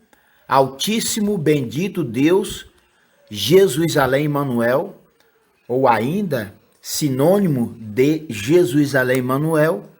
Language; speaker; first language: Portuguese; native; Portuguese